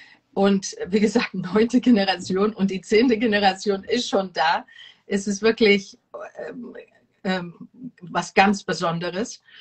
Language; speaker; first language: German; non-native, fluent; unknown